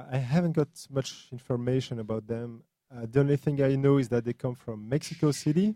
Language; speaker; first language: English; non-native, fluent; French